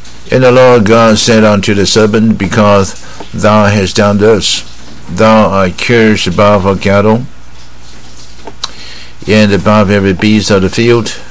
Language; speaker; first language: English; non-native, fluent; Chinese